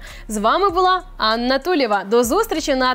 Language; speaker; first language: Ukrainian; native; Ukrainian